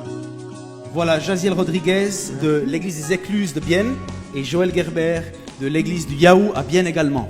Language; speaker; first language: French; native; French